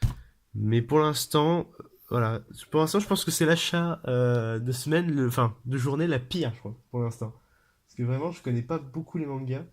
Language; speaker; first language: French; native; French